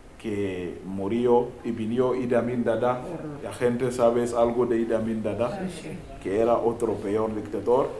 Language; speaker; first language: Spanish; non-native, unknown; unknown